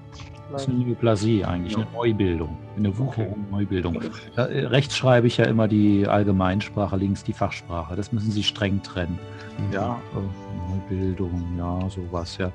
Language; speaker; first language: German; native; German